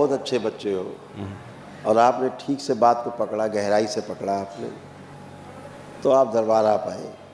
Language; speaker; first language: Hindi; native; Hindi